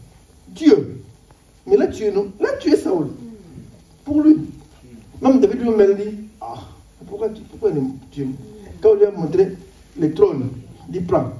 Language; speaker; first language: French; non-native, local second language; Lingala